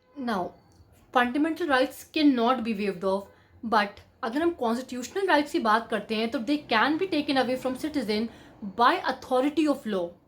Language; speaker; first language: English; non-native, local second language; Hindi